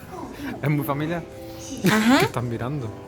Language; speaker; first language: Spanish; native; Spanish